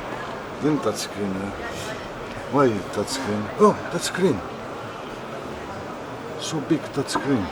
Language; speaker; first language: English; non-native, learner; Greek